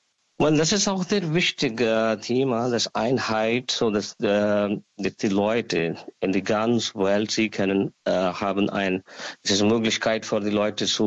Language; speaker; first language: German; non-native, learner; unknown